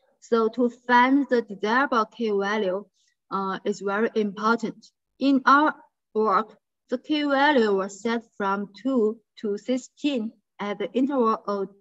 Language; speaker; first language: English; non-native, fluent; Chinese